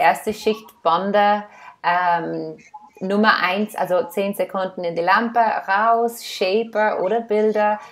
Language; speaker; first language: German; non-native, fluent; English